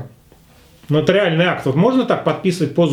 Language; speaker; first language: Russian; native; Russian